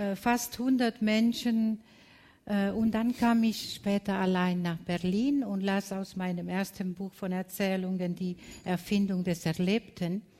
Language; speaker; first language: German; non-native, fluent; Spanish